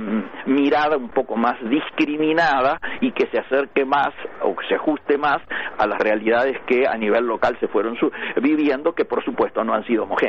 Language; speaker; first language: Spanish; native; Spanish